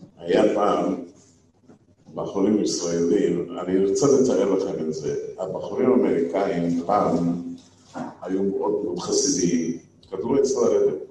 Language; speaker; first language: Hebrew; non-native, fluent; English